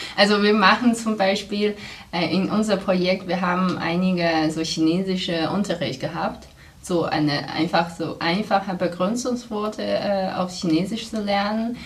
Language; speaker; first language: German; non-native, fluent; Chinese